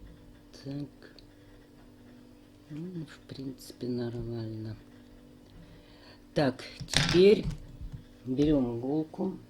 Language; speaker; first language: Russian; native; Russian